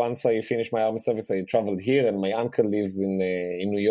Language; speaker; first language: English; non-native, fluent; Hebrew